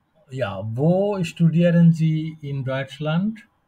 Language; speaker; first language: German; non-native, fluent; Bangla